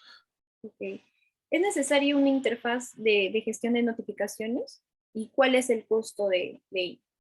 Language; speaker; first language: Spanish; native; Spanish